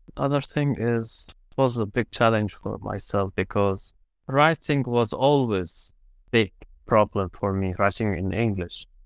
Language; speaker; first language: English; non-native, fluent; Arabic